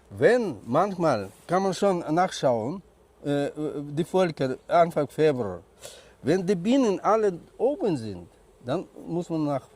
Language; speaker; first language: German; non-native, learner; Russian